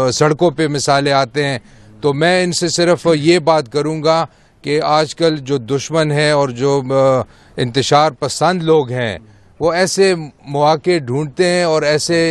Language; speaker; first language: Urdu; non-native, local second language; Pashto